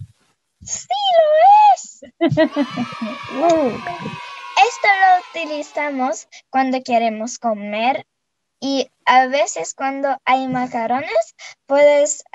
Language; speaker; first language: Spanish; non-native, fluent; Russian